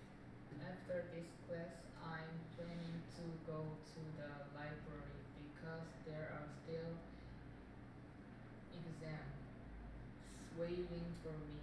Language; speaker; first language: English; non-native, learner; Korean